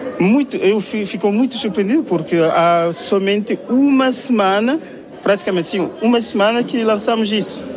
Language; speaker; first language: Portuguese; non-native, fluent; Kabuverdianu